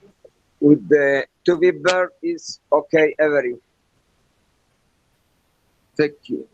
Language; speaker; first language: English; non-native, learner; Spanish